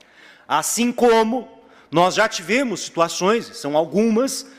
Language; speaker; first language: Portuguese; native; Portuguese